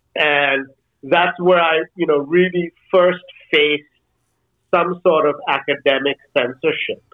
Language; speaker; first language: English; non-native, local second language; Bangla